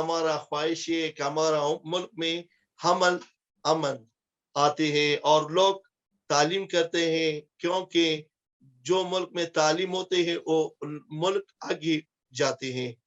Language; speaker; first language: Hindi; non-native, fluent; Pashto